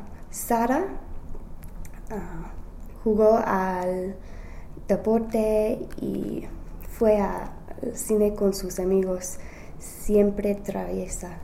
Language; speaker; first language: Spanish; non-native, learner; English